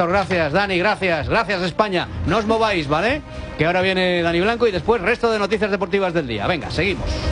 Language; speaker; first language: Spanish; native; Spanish